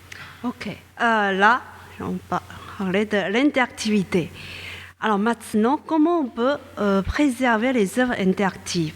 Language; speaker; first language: French; non-native, fluent; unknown